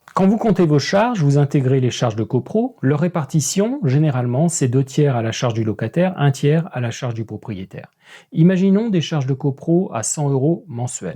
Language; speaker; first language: French; native; French